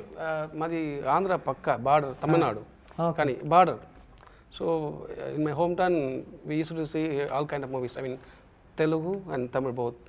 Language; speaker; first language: Telugu; non-native, learner; Tamil